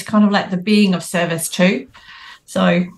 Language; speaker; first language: English; native; English